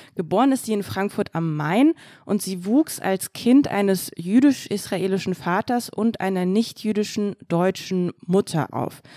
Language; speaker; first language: German; early bilingual, other home language; Russian